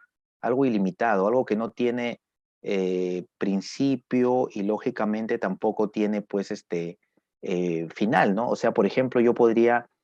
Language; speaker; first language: Spanish; native; Spanish